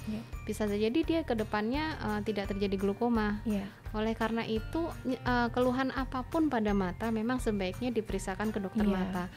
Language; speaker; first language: Indonesian; native; Indonesian